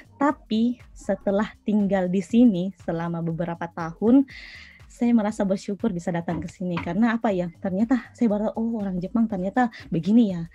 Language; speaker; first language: Indonesian; native; Indonesian